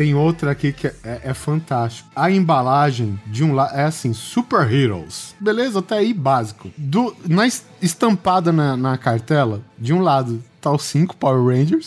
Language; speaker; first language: Portuguese; native; Portuguese